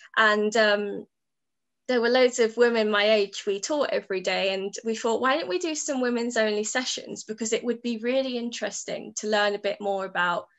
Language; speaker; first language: English; native; English